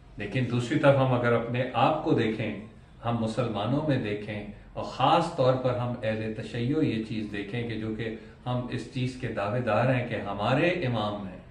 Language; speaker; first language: Urdu; native; Urdu